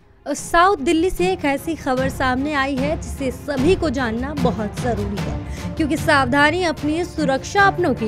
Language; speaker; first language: Hindi; native; Hindi